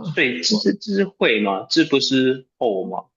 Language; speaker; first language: Chinese; non-native, fluent; English